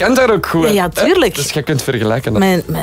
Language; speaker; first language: Dutch; native; Dutch